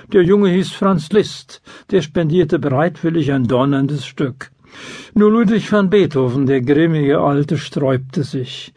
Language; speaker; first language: German; native; German